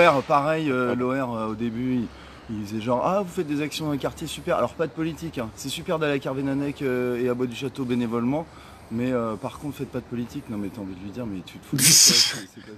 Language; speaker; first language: French; native; French